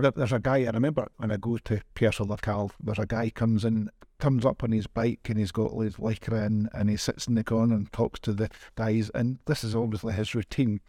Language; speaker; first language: English; native; English